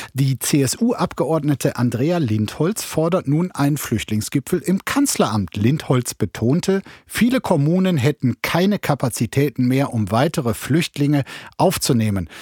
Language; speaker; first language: German; native; German